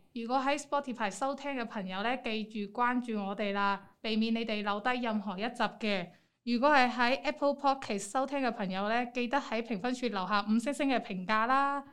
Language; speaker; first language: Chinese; non-native, local second language; Cantonese